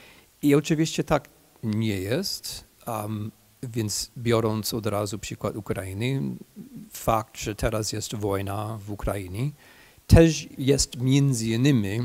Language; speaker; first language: Polish; non-native, fluent; English